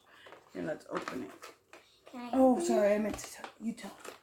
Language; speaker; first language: English; native; English